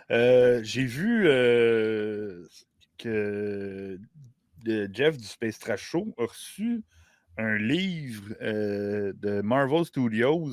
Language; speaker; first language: French; native; French